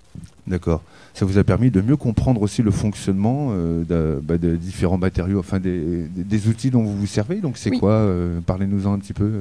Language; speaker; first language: French; native; French